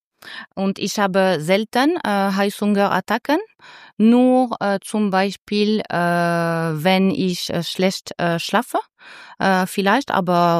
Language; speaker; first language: German; non-native, learner; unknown